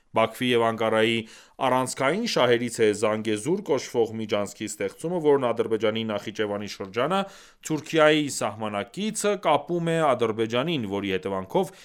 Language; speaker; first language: Armenian; early bilingual, heritage; Armenian